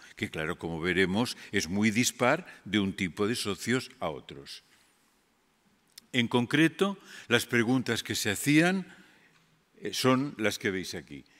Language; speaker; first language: Spanish; non-native, local second language; Catalan